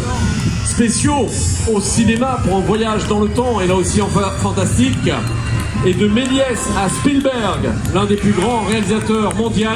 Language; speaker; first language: French; native; French